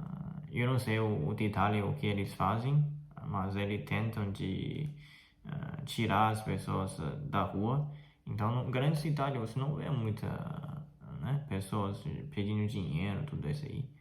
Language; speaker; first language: Portuguese; non-native, fluent; Chinese